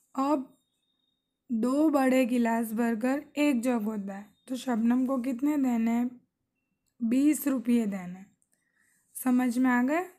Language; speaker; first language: Urdu; native; Urdu